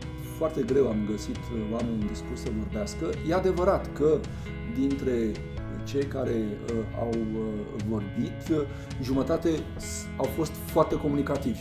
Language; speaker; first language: Romanian; native; Romanian